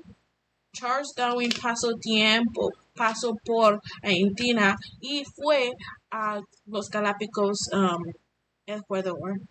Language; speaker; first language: Spanish; non-native, learner; English